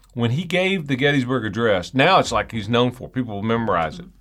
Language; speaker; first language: English; native; English